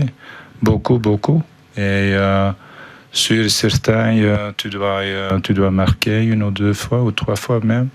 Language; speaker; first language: French; non-native, fluent; Dutch